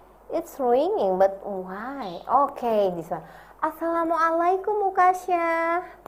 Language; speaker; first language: English; non-native, learner; Indonesian